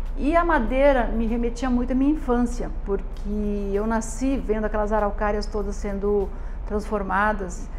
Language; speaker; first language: Portuguese; native; Portuguese